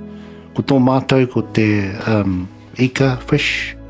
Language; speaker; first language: Māori; non-native, local second language; English